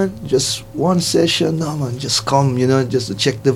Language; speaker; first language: English; non-native, fluent; Portuguese